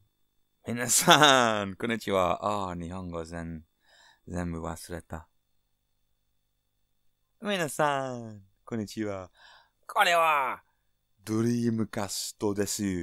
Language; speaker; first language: Japanese; non-native, learner; English